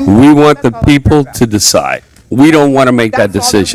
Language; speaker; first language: English; native; English